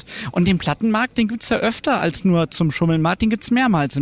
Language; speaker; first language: German; native; German